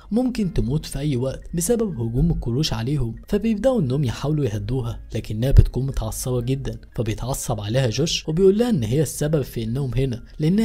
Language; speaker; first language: Arabic; native; Arabic